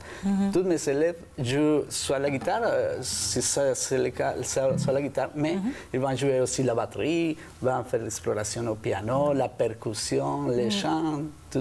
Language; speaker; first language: French; non-native, fluent; Spanish